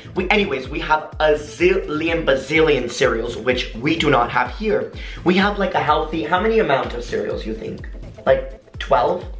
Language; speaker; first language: English; native; English